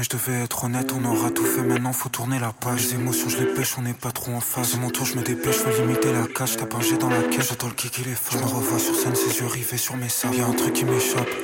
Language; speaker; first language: French; early bilingual, other home language; Romanian